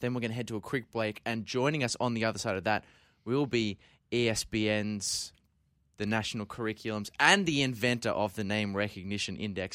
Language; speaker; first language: English; native; English